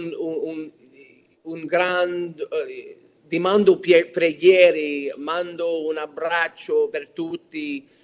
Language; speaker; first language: Italian; early bilingual, heritage; English